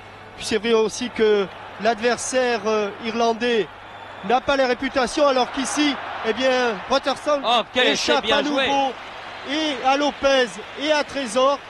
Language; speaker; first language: French; native; French